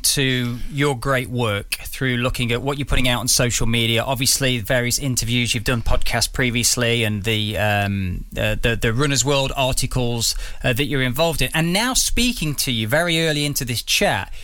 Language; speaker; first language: English; native; English